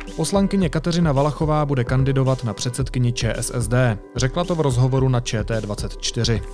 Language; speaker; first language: Czech; native; Czech